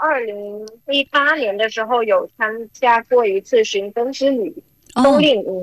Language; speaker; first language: Chinese; early bilingual, heritage; Chinese